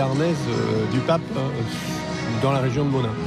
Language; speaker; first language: French; native; French